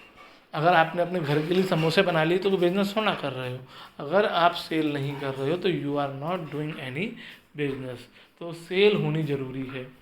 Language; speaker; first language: Hindi; native; Hindi